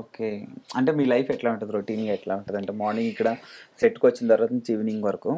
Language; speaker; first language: Telugu; native; Telugu